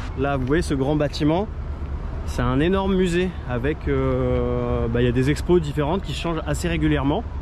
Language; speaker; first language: French; native; French